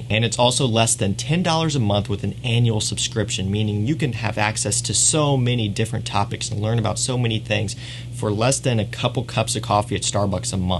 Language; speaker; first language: English; native; English